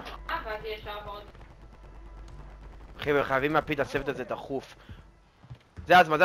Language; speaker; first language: Hebrew; native; Hebrew